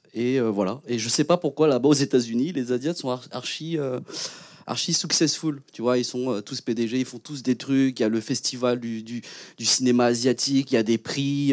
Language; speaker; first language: French; early bilingual, other home language; Vietnamese